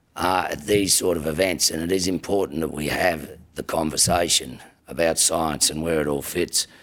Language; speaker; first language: English; native; English